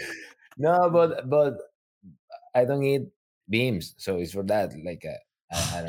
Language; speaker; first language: English; non-native, learner; Spanish